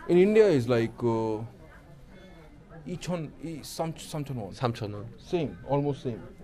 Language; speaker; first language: English; non-native, local second language; Hindi